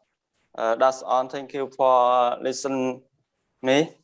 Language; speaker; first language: English; non-native, learner; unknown